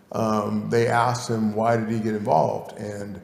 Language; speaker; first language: English; native; English